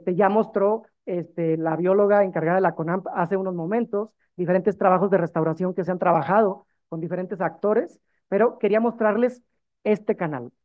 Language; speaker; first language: Spanish; native; Spanish